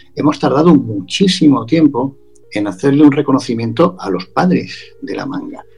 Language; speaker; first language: Spanish; native; Spanish